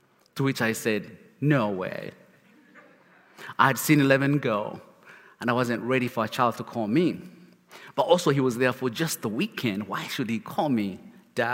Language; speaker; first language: English; non-native, local second language; Kinyarwanda